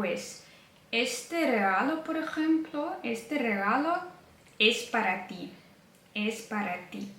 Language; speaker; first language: Spanish; non-native, fluent; Ukrainian